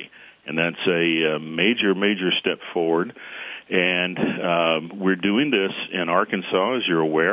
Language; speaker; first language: English; native; English